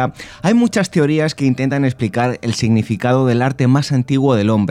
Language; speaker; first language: Spanish; native; Spanish